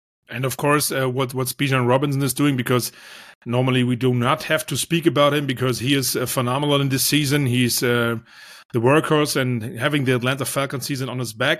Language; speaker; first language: English; non-native, fluent; German